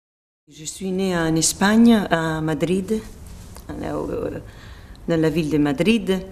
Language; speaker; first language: French; non-native, fluent; Spanish